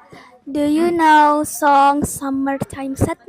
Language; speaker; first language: English; non-native, learner; Indonesian